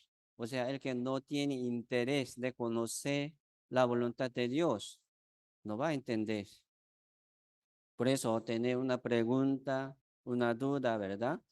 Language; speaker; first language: Spanish; non-native, fluent; Korean